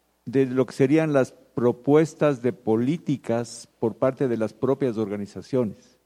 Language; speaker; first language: Spanish; native; Spanish